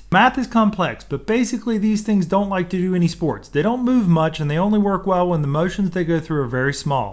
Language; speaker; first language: English; native; English